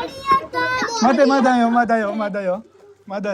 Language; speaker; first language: Japanese; non-native, learner; Filipino